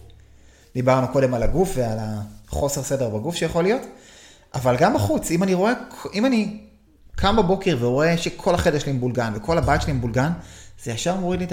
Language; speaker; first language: Hebrew; native; Hebrew